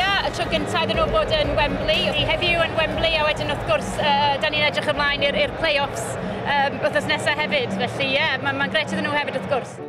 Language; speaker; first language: Welsh; native; Welsh